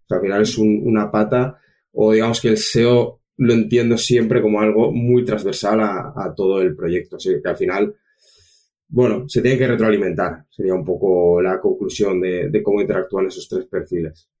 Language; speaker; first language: Spanish; native; Spanish